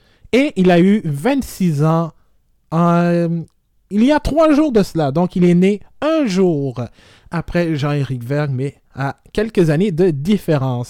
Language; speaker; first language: French; native; French